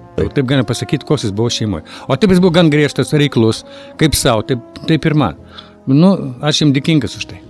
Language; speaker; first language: Lithuanian; non-native, local second language; Russian